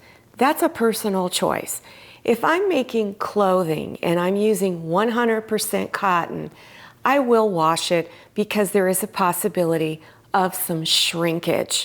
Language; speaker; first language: English; native; English